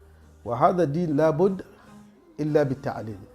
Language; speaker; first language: Arabic; non-native, fluent; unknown